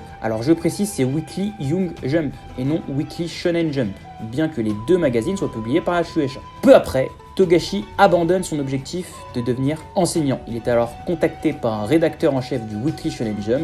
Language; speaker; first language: French; native; French